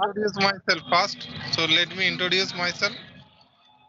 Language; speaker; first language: English; non-native, local second language; Santali